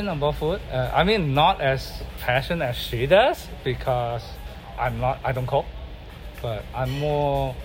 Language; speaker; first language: English; non-native, local second language; Cantonese